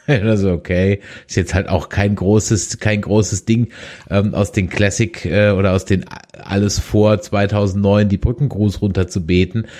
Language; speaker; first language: German; native; German